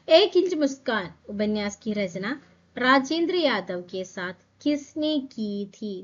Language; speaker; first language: Hindi; non-native, local second language; Malayalam